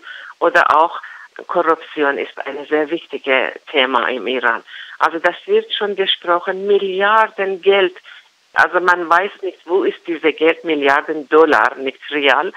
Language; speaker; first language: German; non-native, learner; Persian